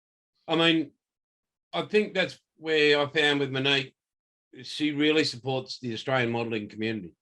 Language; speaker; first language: English; native; English